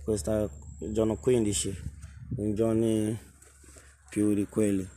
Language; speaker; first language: Italian; non-native, learner; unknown